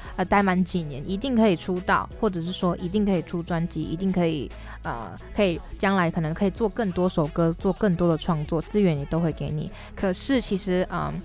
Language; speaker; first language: Chinese; native; Chinese